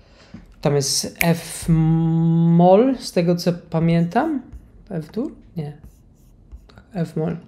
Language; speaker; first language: Polish; native; Polish